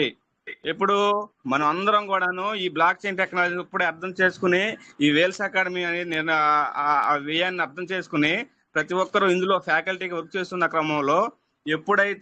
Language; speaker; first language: Telugu; native; Telugu